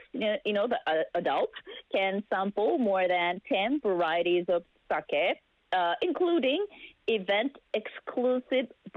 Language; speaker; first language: English; non-native, fluent; Japanese